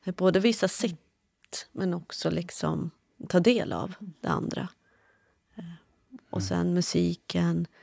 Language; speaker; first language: Swedish; early bilingual, other home language; Kurdish